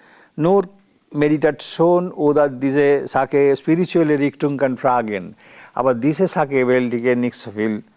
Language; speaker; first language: German; non-native, learner; Bangla